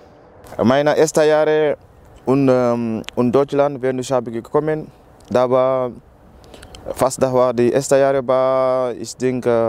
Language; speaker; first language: German; non-native, learner; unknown